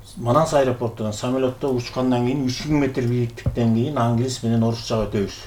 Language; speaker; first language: Kyrgyz; native; Kyrgyz